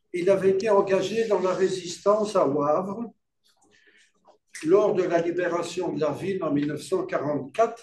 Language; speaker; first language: French; native; French